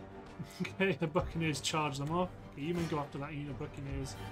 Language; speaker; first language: English; native; English